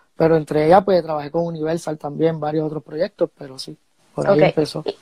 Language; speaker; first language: Spanish; early bilingual, heritage; Spanish